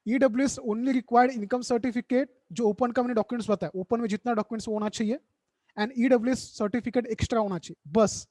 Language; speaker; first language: Hindi; non-native, local second language; Marathi